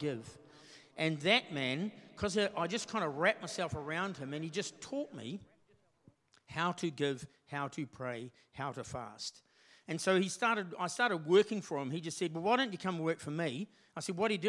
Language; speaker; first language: English; native; English